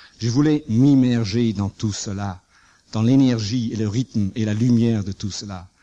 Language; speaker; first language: French; non-native, fluent; English